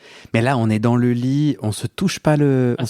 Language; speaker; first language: French; native; French